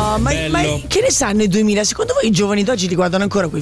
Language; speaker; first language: Italian; native; Italian